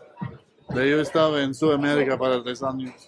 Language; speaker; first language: Spanish; non-native, learner; German